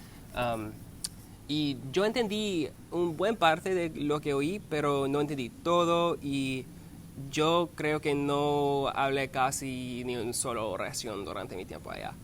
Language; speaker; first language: Spanish; non-native, learner; English